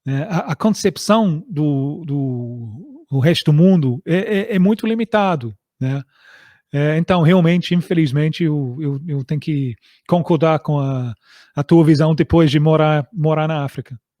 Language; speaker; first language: Portuguese; non-native, fluent; English